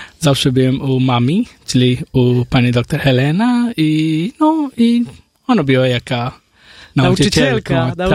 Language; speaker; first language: Polish; non-native, learner; Hindi